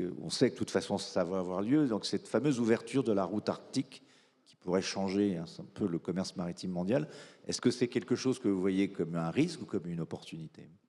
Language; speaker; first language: French; native; French